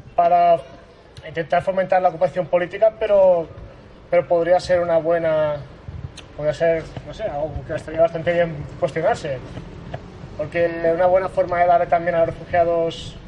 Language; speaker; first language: Spanish; non-native, local second language; Catalan